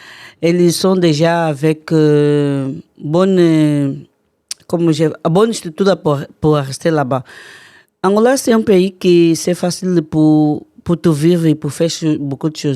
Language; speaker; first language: French; non-native, learner; Portuguese